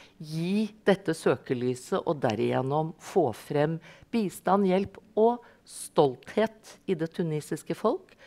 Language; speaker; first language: Norwegian; native; Norwegian